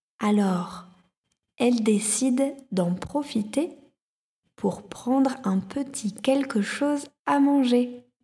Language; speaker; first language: French; native; French